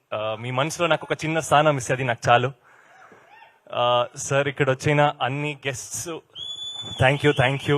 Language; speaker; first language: Telugu; non-native, learner; Kannada